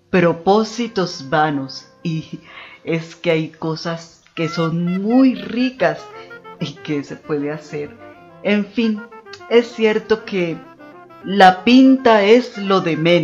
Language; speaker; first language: Spanish; native; Spanish